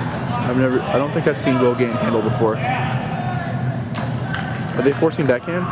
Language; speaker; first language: English; native; English